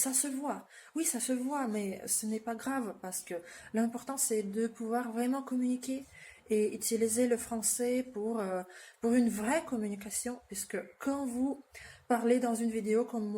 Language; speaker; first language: French; non-native, fluent; Russian